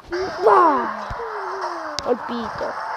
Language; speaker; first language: Italian; native; Italian